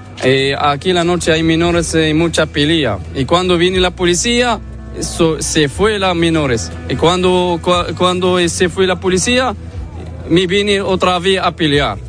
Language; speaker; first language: Spanish; non-native, learner; Arabic